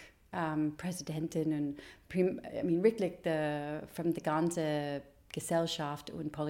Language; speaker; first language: German; non-native, learner; English